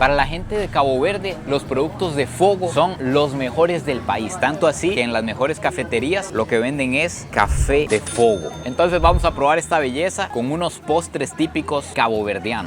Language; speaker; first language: Spanish; native; Spanish